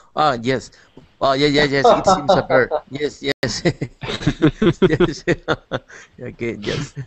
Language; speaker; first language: English; non-native, learner; Spanish